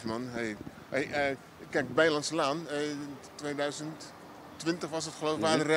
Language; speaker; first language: Dutch; native; Dutch